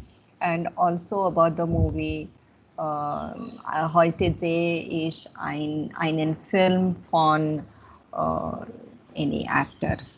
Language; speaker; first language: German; non-native, fluent; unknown